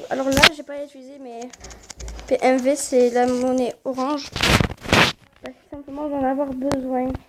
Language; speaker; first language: French; native; French